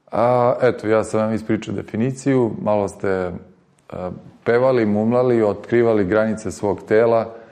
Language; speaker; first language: Serbian; native; Serbian